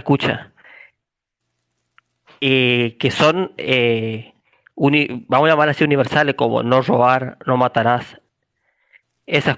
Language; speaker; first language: Spanish; native; Spanish